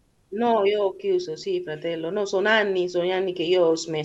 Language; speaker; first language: Italian; non-native, learner; Spanish